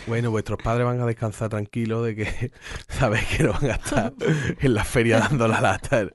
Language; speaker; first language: Spanish; native; Spanish